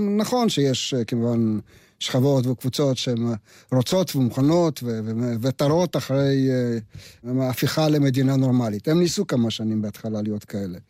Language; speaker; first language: Hebrew; non-native, fluent; Russian